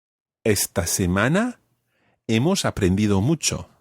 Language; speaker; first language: Spanish; non-native, fluent; English